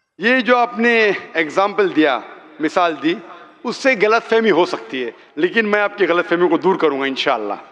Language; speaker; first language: Urdu; non-native, local second language; Konkani